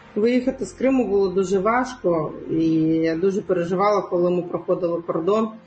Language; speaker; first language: Ukrainian; non-native, local second language; Crimean Tatar